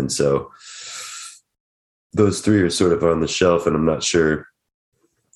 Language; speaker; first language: English; native; English